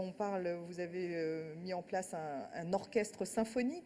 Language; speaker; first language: French; native; French